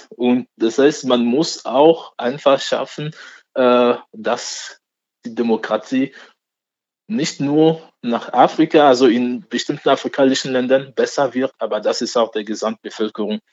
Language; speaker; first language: German; non-native, fluent; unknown